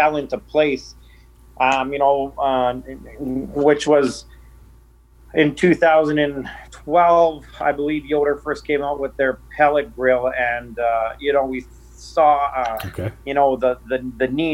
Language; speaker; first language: English; native; English